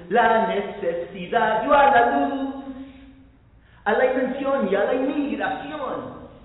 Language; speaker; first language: Spanish; early bilingual, heritage; Spanish